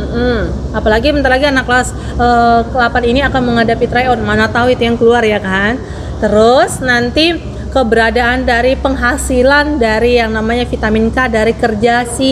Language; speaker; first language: Indonesian; native; Indonesian